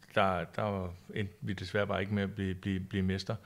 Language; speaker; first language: Danish; native; Danish